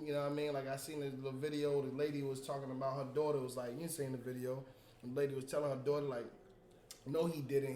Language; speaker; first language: English; native; English